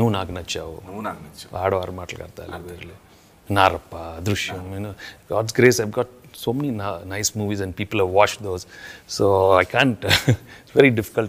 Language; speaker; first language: Telugu; native; Telugu